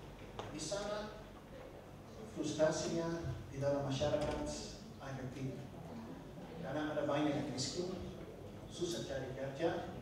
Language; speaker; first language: Indonesian; non-native, fluent; Dutch